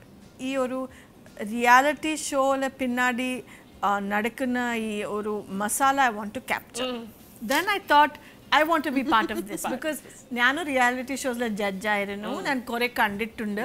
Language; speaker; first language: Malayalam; non-native, fluent; Kannada